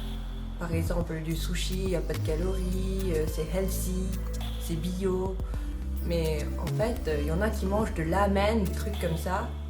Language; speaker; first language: French; non-native, fluent; Japanese